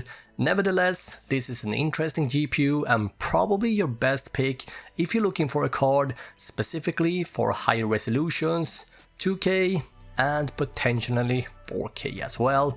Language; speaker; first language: English; native; English